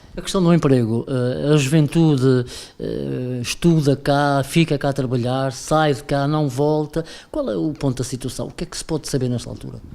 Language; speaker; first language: Portuguese; native; Portuguese